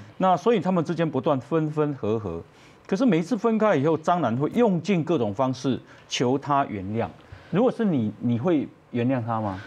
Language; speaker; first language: Chinese; native; Chinese